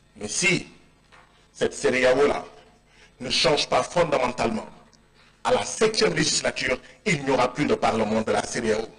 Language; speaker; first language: French; non-native, local second language; Wolof